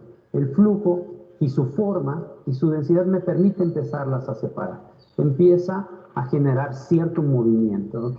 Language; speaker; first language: Spanish; native; Spanish